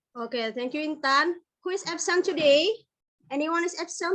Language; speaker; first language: English; non-native, fluent; Indonesian